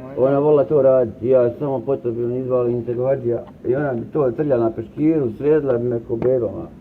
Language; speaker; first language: Bosnian; native; Bosnian